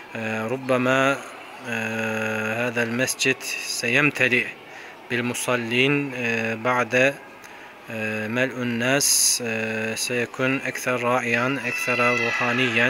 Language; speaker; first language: Arabic; non-native, fluent; Turkish